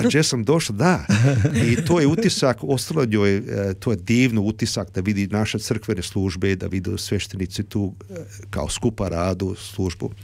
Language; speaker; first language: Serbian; early bilingual, heritage; Serbian